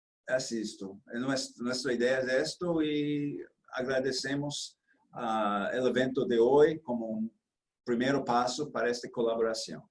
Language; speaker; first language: Spanish; non-native, fluent; Portuguese